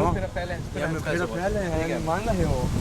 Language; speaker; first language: Danish; early bilingual, other home language; Urdu